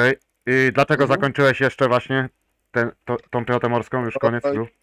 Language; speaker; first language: Polish; native; Polish